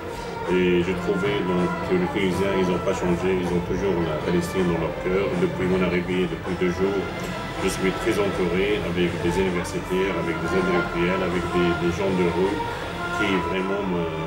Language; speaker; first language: French; non-native, fluent; Arabic